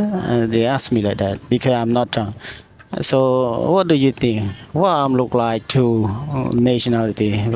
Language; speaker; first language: English; non-native, learner; Khmer